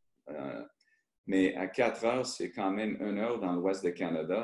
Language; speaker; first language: French; early bilingual, heritage; French